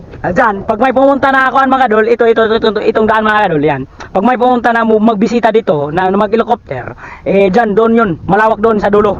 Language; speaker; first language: Filipino; non-native, local second language; Cebuano